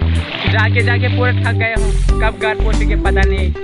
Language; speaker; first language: Hindi; non-native, local second language; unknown